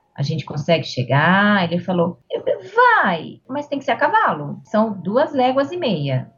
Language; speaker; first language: Portuguese; native; Portuguese